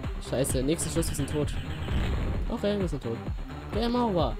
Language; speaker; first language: German; native; German